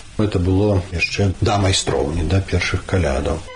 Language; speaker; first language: Belarusian; native; Belarusian